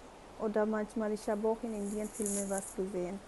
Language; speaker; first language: German; non-native, learner; Urdu